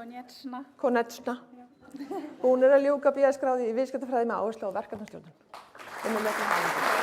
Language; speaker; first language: Icelandic; native; Icelandic